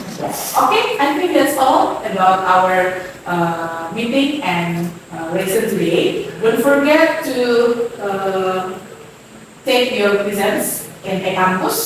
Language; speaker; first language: English; non-native, fluent; Indonesian